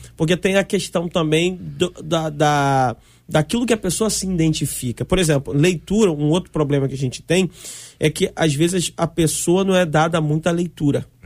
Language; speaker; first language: Portuguese; native; Portuguese